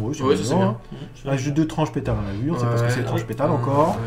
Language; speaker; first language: French; native; French